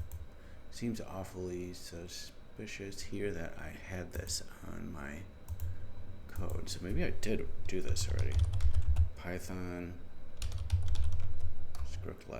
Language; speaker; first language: English; native; English